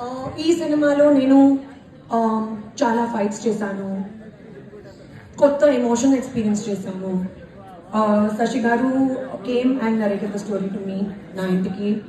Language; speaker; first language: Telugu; non-native, learner; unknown